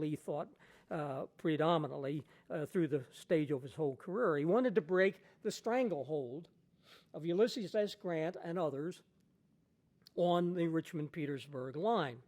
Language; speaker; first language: English; native; English